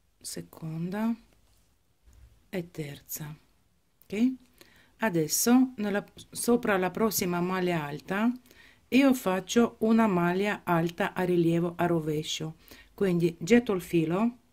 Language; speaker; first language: Italian; non-native, fluent; Ukrainian